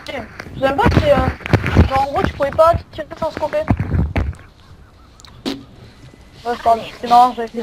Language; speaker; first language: French; native; French